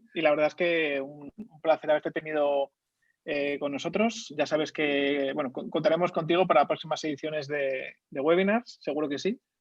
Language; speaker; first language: Spanish; native; Spanish